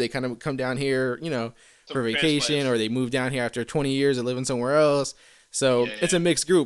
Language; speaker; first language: English; native; English